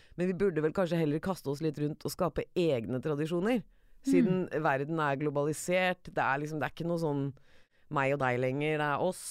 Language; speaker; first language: Norwegian; early bilingual, other home language; Persian